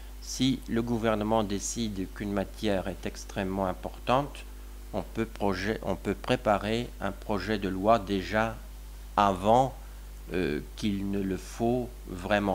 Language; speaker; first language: French; non-native, local second language; Luxembourgish